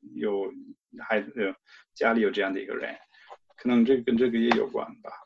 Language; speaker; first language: Chinese; non-native, fluent; German